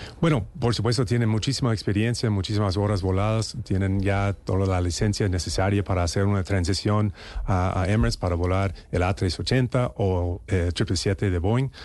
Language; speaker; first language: Spanish; non-native, fluent; English